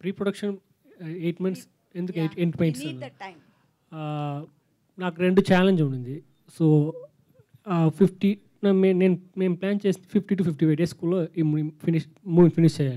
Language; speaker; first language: Telugu; non-native, learner; Tamil